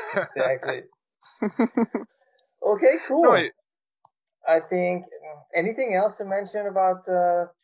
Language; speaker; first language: English; non-native, fluent; German